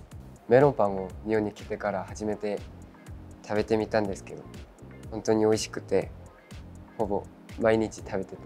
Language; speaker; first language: Japanese; non-native, fluent; Korean